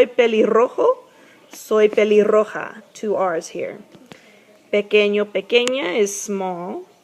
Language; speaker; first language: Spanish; non-native, fluent; English